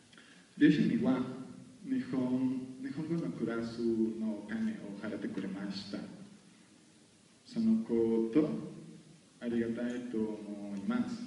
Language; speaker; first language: Japanese; non-native, learner; Spanish